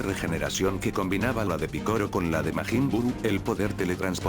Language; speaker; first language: Spanish; native; Spanish